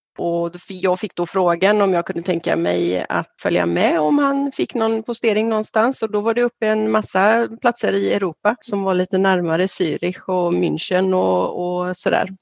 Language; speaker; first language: Swedish; native; Swedish